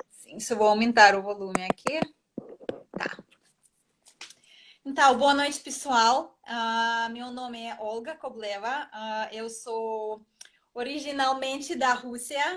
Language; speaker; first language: Portuguese; non-native, fluent; Russian